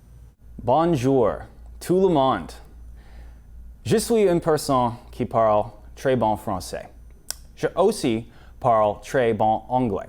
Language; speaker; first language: French; non-native, local second language; English